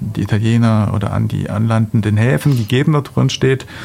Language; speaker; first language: German; native; German